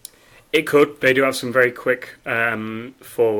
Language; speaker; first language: English; native; English